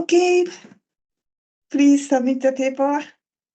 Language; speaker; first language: English; non-native, fluent; Japanese